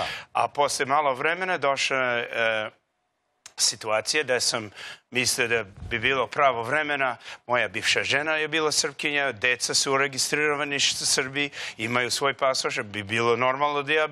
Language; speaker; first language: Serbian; non-native, learner; English